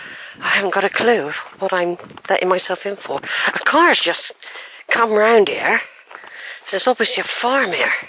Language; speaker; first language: English; native; English